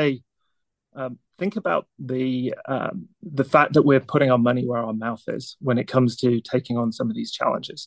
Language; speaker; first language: English; native; English